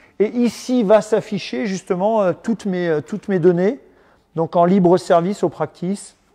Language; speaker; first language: French; native; French